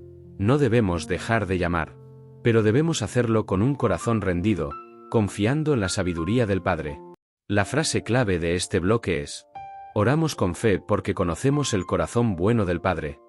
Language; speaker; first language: Spanish; native; Spanish